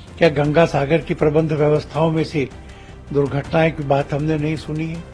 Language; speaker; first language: Hindi; native; Hindi